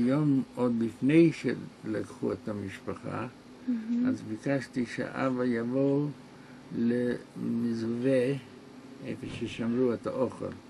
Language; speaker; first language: Hebrew; non-native, local second language; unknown